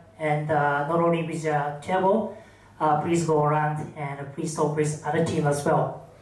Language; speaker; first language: English; non-native, fluent; Japanese